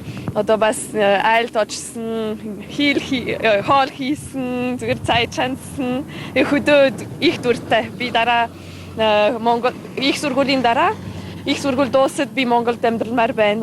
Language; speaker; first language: Mongolian; non-native, learner; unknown